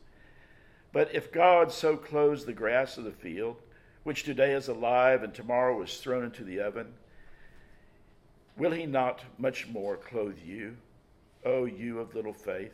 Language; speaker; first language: English; native; English